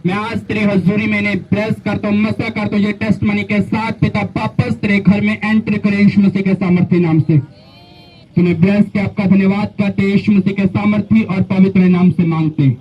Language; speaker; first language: Hindi; non-native, local second language; Punjabi